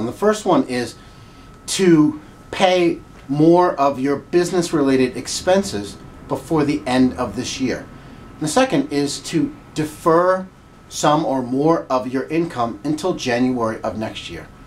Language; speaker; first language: English; native; English